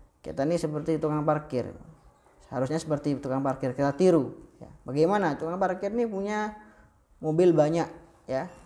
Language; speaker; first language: Indonesian; non-native, local second language; Madurese